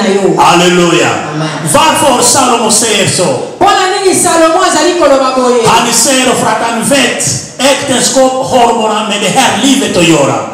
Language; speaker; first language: Swedish; non-native, learner; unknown